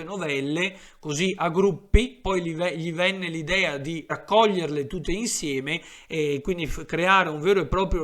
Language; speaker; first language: Italian; native; Italian